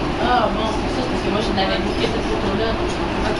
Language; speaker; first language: French; native; French